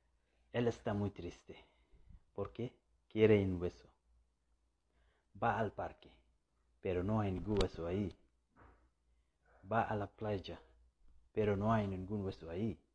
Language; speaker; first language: Spanish; non-native, learner; Bangla